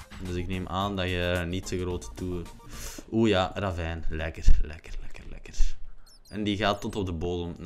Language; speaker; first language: Dutch; native; Dutch